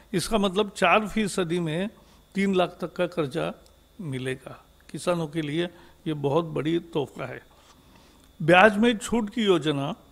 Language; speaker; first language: Hindi; non-native, local second language; Marathi